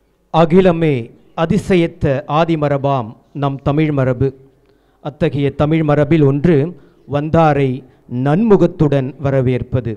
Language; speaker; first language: Tamil; native; Tamil